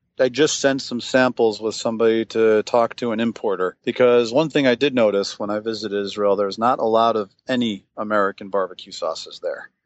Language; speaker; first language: English; native; English